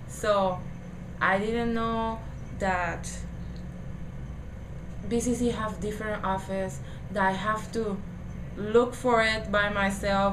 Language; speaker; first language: English; non-native, learner; Spanish